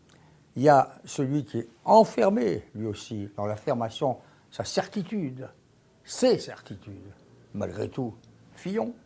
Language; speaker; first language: French; native; French